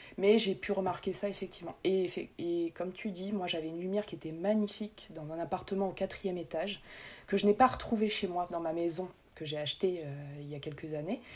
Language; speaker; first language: French; native; French